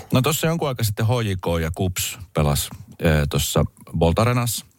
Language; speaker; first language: Finnish; early bilingual, other home language; Spanish